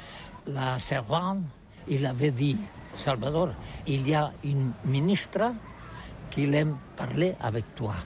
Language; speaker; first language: French; non-native, learner; Catalan